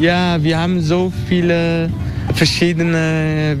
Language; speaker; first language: German; non-native, learner; Turkish